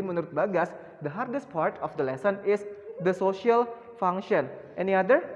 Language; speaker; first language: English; non-native, fluent; Indonesian